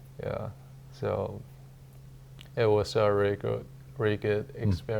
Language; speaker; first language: English; non-native, learner; Chinese